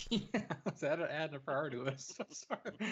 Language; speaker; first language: English; native; English